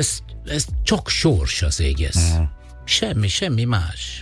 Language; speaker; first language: Hungarian; non-native, learner; Italian